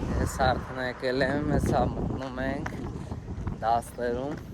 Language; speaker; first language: Armenian; non-native, learner; Hindi